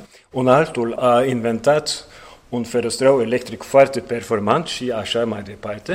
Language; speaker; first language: Romanian; non-native, fluent; Norwegian